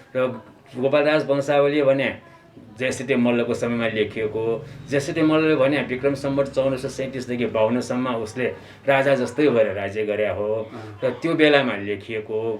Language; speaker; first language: Nepali; non-native, local second language; Newari